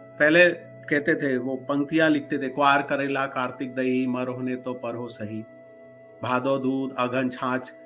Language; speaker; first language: Hindi; non-native, local second language; Marathi